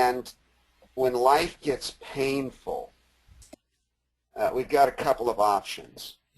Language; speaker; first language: English; native; English